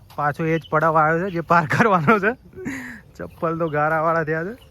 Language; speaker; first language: Gujarati; native; Gujarati